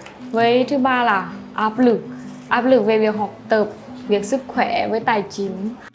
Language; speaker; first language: Vietnamese; non-native, fluent; Lao